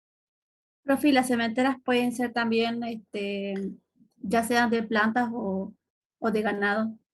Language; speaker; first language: Spanish; native; Spanish